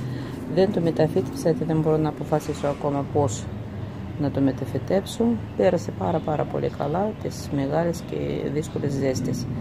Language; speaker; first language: Greek; non-native, fluent; Russian